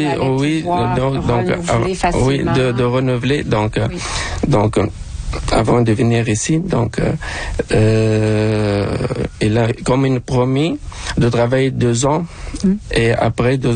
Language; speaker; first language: French; non-native, local second language; Arabic